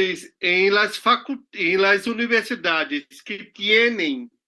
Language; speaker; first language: Spanish; non-native, learner; Portuguese